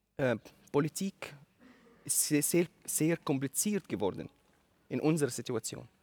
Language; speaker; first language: German; non-native, learner; Arabic